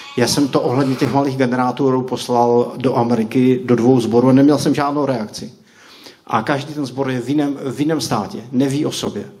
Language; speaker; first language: Czech; native; Czech